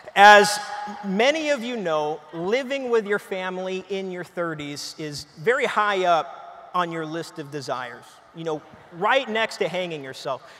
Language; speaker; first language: English; native; English